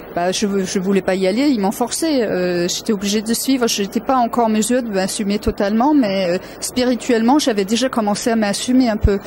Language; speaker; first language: French; early bilingual, other home language; Danish